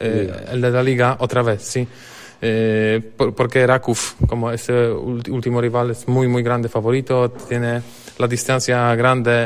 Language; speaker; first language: Spanish; non-native, fluent; Polish